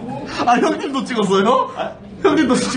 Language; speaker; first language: Korean; native; Korean